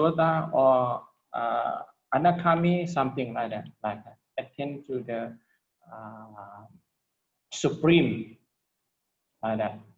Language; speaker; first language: English; non-native, learner; Lao